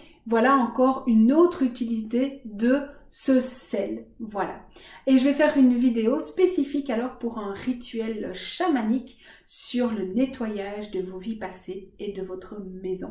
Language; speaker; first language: French; native; French